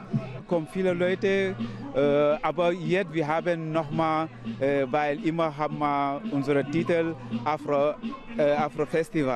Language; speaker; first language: German; non-native, learner; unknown